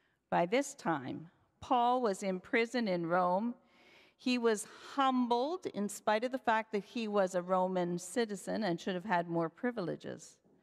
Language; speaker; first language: English; native; English